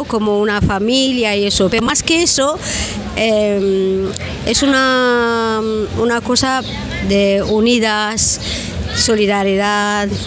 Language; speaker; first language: Spanish; non-native, learner; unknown